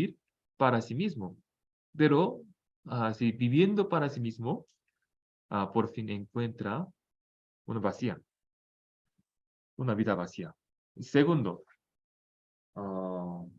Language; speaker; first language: Spanish; non-native, fluent; Korean